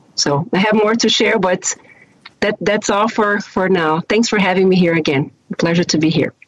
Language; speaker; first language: English; non-native, fluent; Portuguese